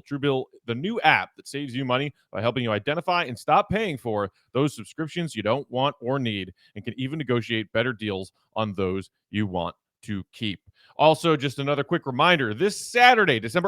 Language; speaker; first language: English; native; English